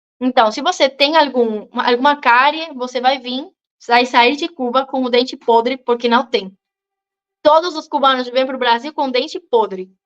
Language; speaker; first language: Portuguese; non-native, fluent; Spanish